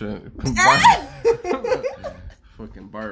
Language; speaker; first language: English; native; English